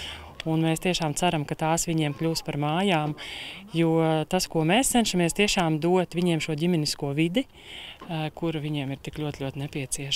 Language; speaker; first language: Latvian; native; Latvian